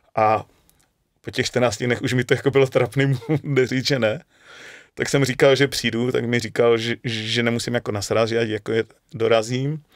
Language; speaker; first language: Czech; native; Czech